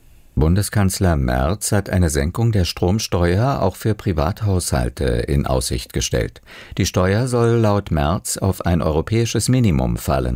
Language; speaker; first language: German; native; German